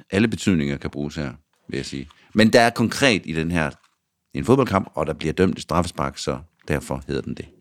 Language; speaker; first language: Danish; native; Danish